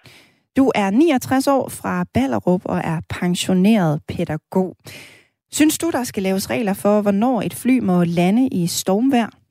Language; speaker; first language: Danish; native; Danish